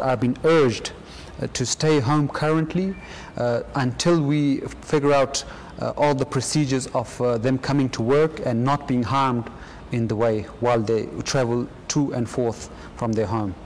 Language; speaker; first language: English; non-native, fluent; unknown